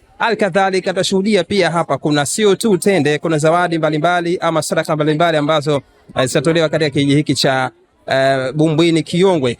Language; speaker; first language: Swahili; native; Swahili